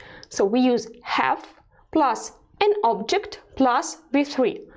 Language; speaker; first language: English; non-native, fluent; Russian